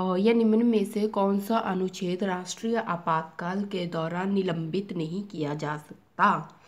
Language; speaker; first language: Hindi; native; Hindi